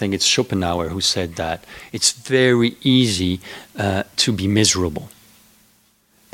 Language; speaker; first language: English; non-native, fluent; French